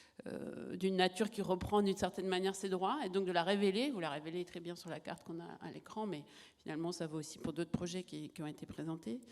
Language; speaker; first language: French; native; French